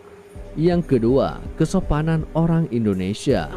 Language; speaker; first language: Indonesian; native; Indonesian